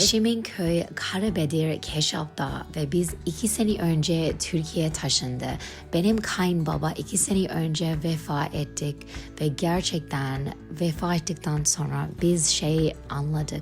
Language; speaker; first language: Turkish; non-native, learner; English